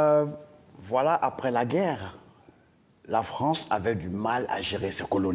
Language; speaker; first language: French; non-native, local second language; Dyula